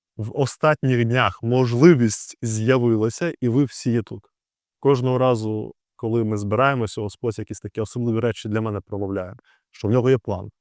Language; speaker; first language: Ukrainian; native; Ukrainian